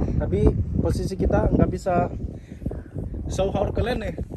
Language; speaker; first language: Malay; non-native, fluent; Chinese